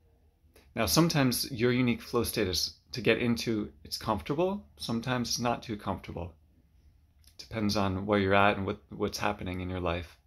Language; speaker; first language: English; native; English